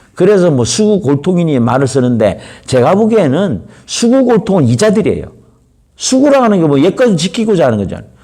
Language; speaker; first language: Korean; native; Korean